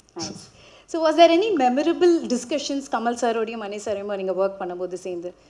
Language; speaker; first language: Tamil; native; Tamil